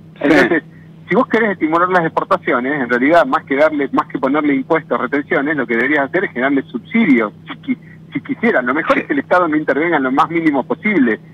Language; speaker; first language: Spanish; native; Spanish